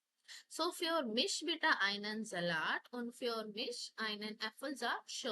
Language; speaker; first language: German; non-native, fluent; Hindi